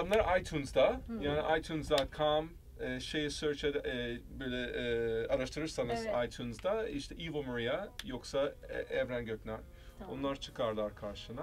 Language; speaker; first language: Turkish; early bilingual, heritage; Turkish